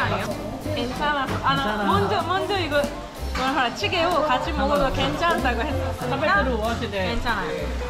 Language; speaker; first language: Korean; non-native, fluent; Japanese